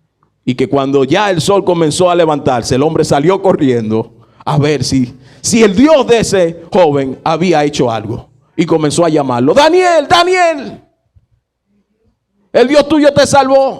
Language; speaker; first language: Spanish; native; Spanish